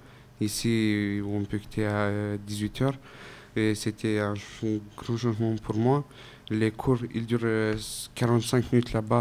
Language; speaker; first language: French; non-native, fluent; Romanian